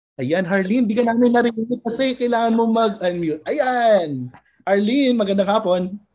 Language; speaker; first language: Filipino; native; Filipino